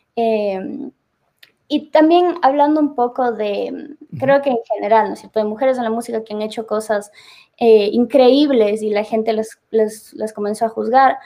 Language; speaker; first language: Spanish; native; Spanish